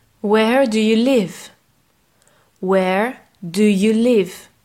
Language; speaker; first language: English; non-native, fluent; French